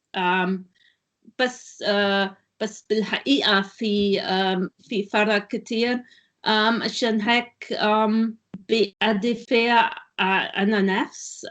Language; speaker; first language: Arabic; non-native, learner; German